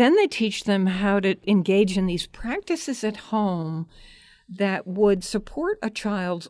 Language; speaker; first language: English; native; English